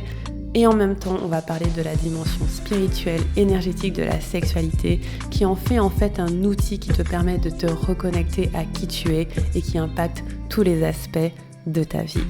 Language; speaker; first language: French; native; French